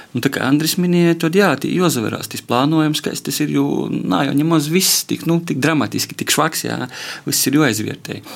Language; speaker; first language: Latvian; native; Latvian